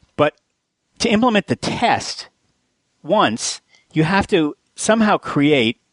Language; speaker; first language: English; native; English